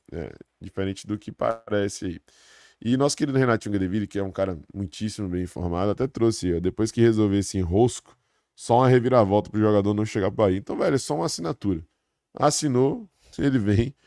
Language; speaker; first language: Portuguese; native; Portuguese